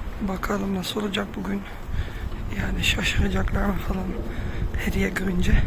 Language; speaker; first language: Turkish; non-native, fluent; Dutch